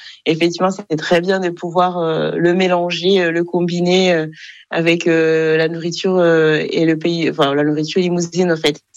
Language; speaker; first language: French; non-native, local second language; Kinyarwanda